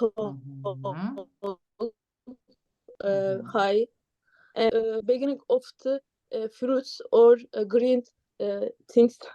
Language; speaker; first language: English; non-native, learner; Turkish